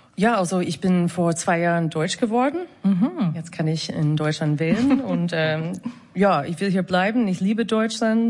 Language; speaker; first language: German; non-native, fluent; English